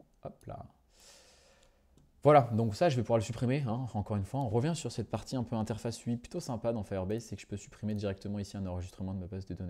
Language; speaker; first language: French; native; French